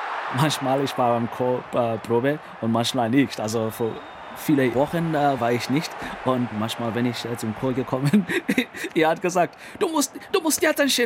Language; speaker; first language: German; non-native, learner; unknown